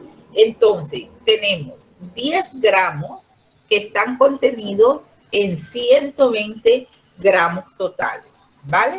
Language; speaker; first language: Spanish; native; Spanish